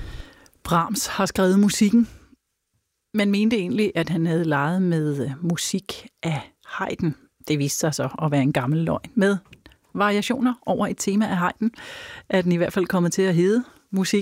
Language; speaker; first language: Danish; native; Danish